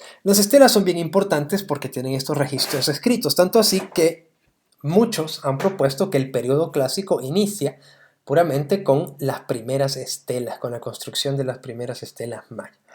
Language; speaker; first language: Spanish; native; Spanish